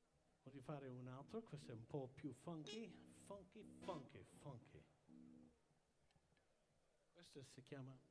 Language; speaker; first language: Italian; early bilingual, heritage; English